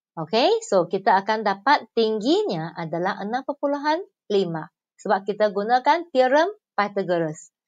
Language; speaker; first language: Malay; non-native, local second language; Chinese